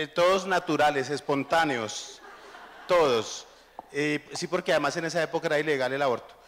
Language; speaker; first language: Spanish; native; Spanish